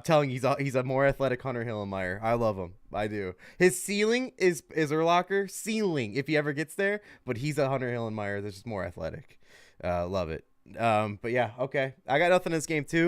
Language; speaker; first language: English; native; English